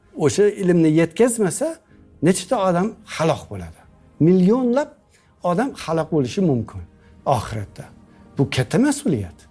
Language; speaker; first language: Uzbek; non-native, fluent; English